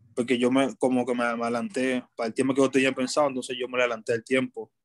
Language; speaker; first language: Spanish; native; Spanish